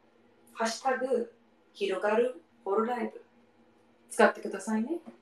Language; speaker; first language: Japanese; non-native, learner; English